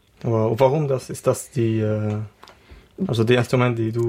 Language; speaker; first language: German; non-native, learner; Arabic